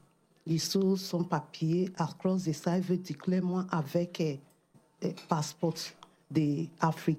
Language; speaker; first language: French; non-native, learner; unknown